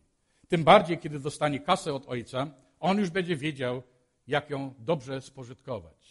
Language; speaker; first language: Polish; native; Polish